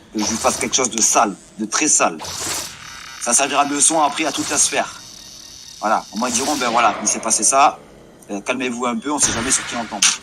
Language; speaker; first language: French; native; French